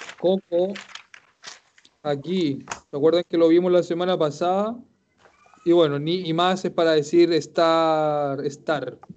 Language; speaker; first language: Spanish; native; Spanish